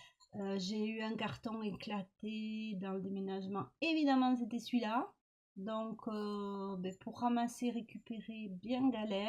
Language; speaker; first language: French; native; French